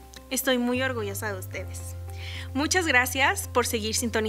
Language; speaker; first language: Spanish; native; Spanish